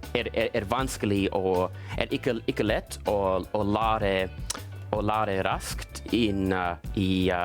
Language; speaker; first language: Norwegian; non-native, learner; English